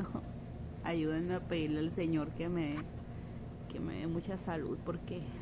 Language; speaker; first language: Spanish; native; Spanish